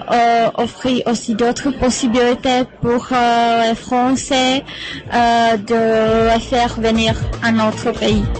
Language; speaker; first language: French; non-native, fluent; Czech